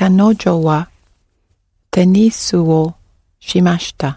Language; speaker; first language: Japanese; non-native, learner; English